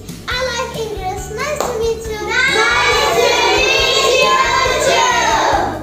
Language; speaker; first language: English; non-native, learner; Arabic